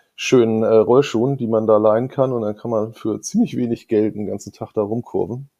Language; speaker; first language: German; native; German